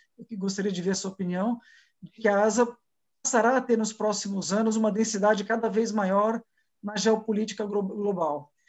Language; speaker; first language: Portuguese; native; Portuguese